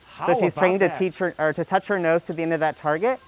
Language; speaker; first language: English; native; English